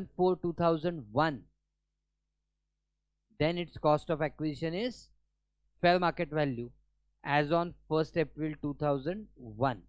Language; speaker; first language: English; non-native, local second language; Hindi